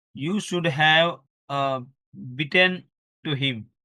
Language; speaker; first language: English; non-native, learner; Hindi